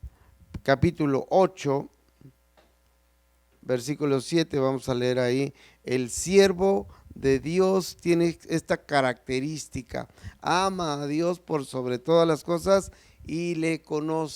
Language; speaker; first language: Spanish; native; Spanish